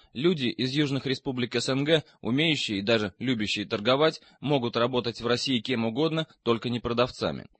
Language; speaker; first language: Russian; native; Russian